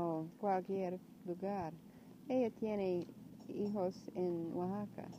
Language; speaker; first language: Spanish; non-native, learner; English